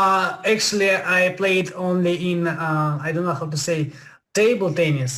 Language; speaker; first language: English; non-native, learner; Russian